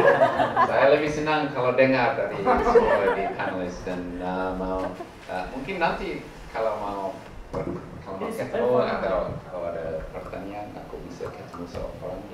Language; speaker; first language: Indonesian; non-native, learner; English